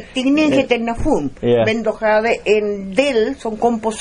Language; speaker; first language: Swedish; non-native, fluent; Spanish